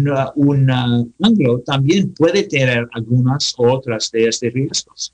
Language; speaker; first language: Spanish; non-native, learner; English